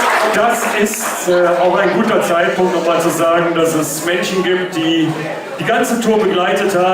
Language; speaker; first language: German; native; German